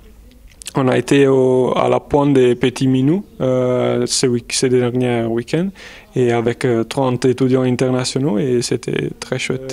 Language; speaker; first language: French; non-native, fluent; Italian